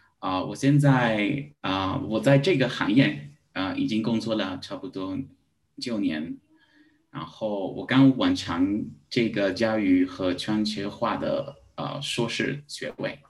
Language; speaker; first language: Chinese; non-native, learner; Spanish